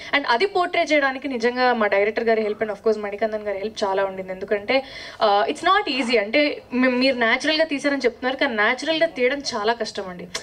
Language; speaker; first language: Telugu; native; Telugu